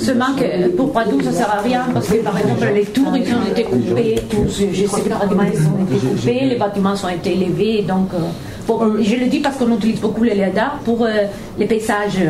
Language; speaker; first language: French; non-native, fluent; Italian